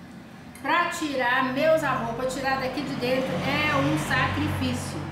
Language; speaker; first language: Portuguese; native; Portuguese